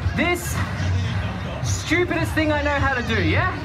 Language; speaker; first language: English; native; English